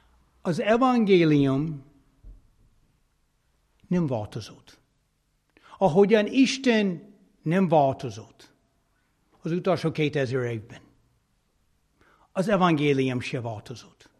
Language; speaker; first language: Hungarian; non-native, fluent; English